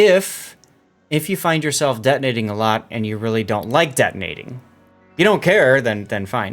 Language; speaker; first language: English; native; English